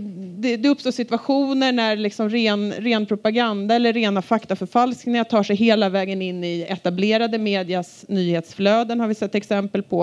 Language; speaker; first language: Swedish; native; Swedish